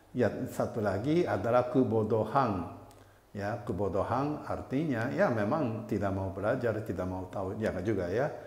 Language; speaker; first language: Indonesian; non-native, fluent; Japanese